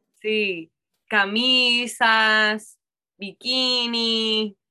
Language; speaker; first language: Spanish; non-native, learner; English